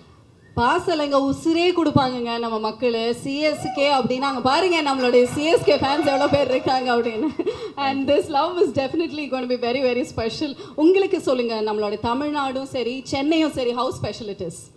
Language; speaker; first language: Tamil; native; Tamil